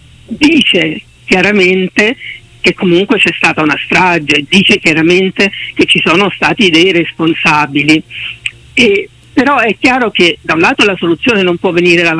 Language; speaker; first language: Italian; native; Italian